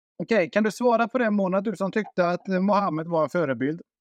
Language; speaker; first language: Swedish; native; Swedish